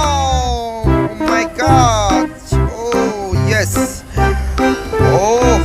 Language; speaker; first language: English; non-native, learner; Indonesian